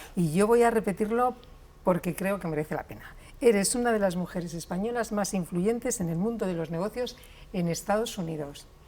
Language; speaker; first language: Spanish; native; Spanish